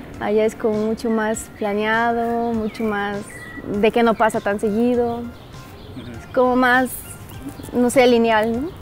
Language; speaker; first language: Spanish; non-native, fluent; Bulgarian